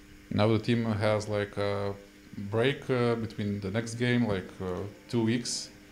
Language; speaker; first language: English; non-native, fluent; Lithuanian